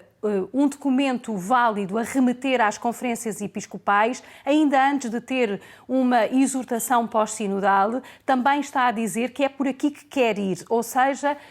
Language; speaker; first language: Portuguese; native; Portuguese